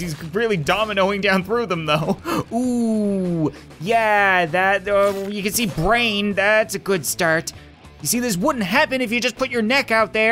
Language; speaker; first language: English; native; English